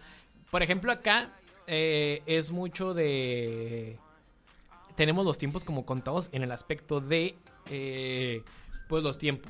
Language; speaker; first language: Spanish; native; Spanish